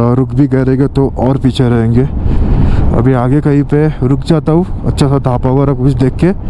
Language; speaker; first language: Hindi; non-native, local second language; Marathi